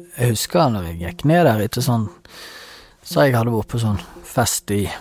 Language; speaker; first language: Norwegian; native; Norwegian